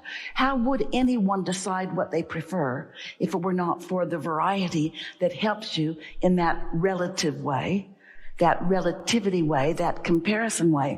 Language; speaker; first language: English; native; English